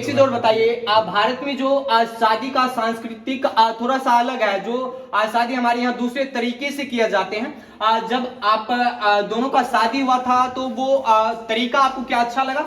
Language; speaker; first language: Hindi; native; Hindi